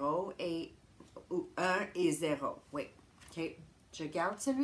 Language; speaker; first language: French; non-native, fluent; English